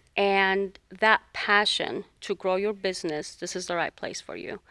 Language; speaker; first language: English; non-native, fluent; Arabic